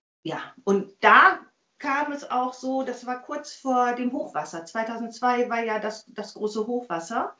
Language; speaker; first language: German; native; German